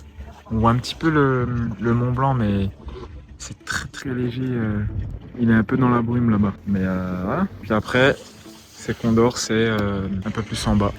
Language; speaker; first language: French; native; French